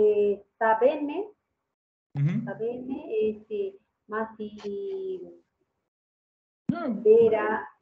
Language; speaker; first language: Italian; non-native, learner; Spanish